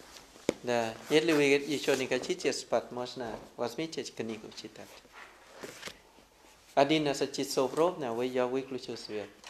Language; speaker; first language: Russian; non-native, learner; Thai